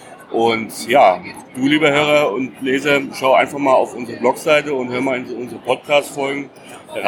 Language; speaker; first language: German; native; German